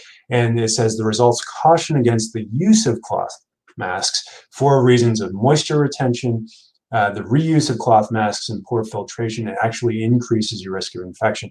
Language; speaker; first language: English; native; English